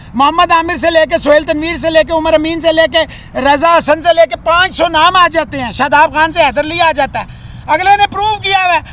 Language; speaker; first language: Urdu; non-native, local second language; Punjabi